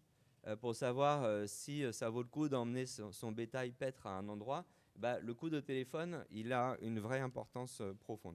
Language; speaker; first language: French; native; French